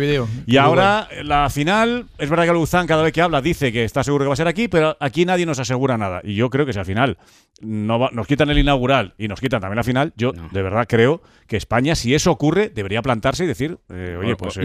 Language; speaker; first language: Spanish; native; Spanish